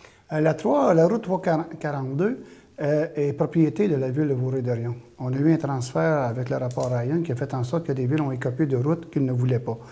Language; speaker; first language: French; native; French